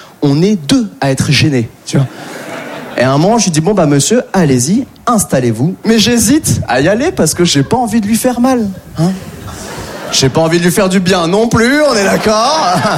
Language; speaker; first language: French; native; French